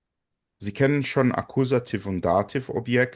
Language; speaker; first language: German; non-native, fluent; Portuguese